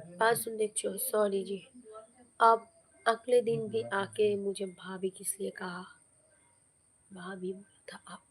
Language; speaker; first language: Hindi; non-native, local second language; Bangla